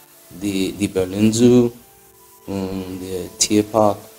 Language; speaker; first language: German; non-native, learner; English